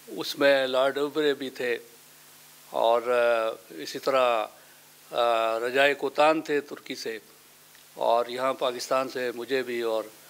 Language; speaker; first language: Urdu; non-native, local second language; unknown